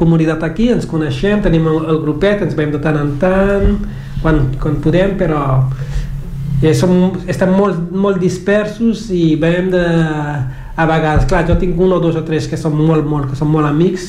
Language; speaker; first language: Catalan; non-native, fluent; Kabuverdianu